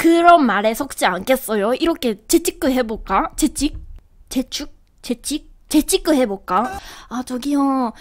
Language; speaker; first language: Korean; non-native, fluent; Japanese